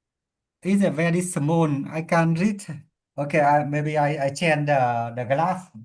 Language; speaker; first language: English; non-native, learner; Vietnamese